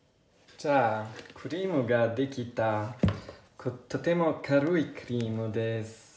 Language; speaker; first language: Japanese; non-native, learner; Italian